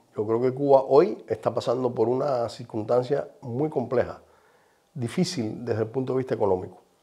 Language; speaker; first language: Spanish; native; Spanish